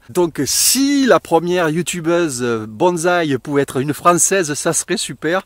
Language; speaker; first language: French; native; French